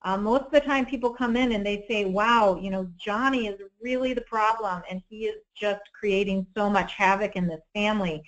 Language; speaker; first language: English; native; English